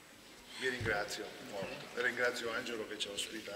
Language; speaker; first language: Italian; native; Italian